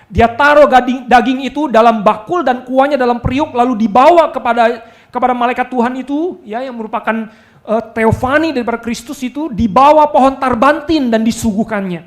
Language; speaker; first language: Indonesian; native; Indonesian